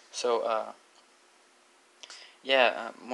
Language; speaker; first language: Russian; non-native, learner; English